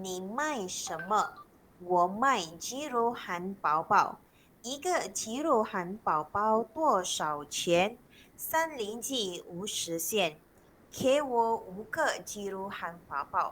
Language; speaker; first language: Chinese; non-native, local second language; Malay